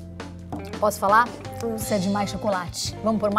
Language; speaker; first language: Portuguese; native; Portuguese